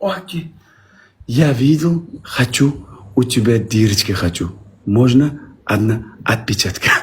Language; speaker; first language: Russian; non-native, learner; Uzbek